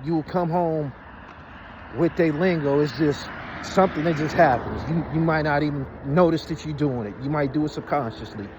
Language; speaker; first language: English; native; English